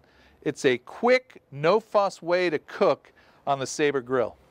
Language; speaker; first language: English; native; English